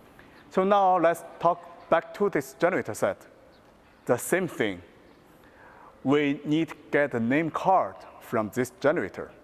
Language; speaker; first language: English; non-native, fluent; Chinese